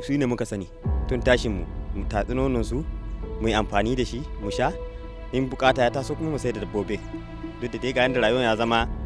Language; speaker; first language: Hausa; non-native, local second language; Fula